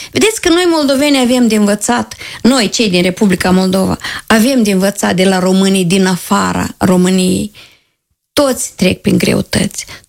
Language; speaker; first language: Romanian; native; Romanian